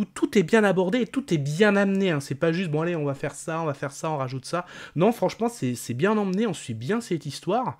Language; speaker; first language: French; native; French